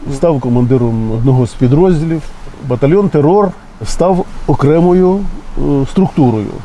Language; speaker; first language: Ukrainian; native; Ukrainian